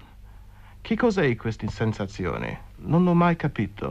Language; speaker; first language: Italian; non-native, fluent; English